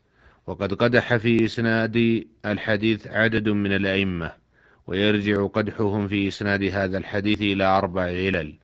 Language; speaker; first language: Arabic; native; Arabic